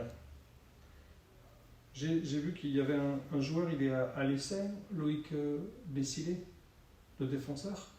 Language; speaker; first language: French; native; French